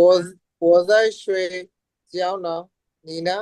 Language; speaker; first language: Chinese; non-native, learner; Bangla